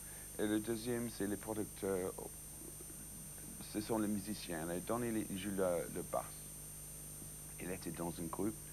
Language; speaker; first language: French; non-native, learner; English